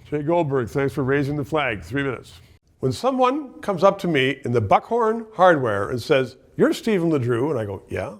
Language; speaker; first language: English; native; English